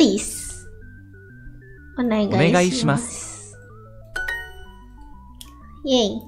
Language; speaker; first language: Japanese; non-native, learner; Indonesian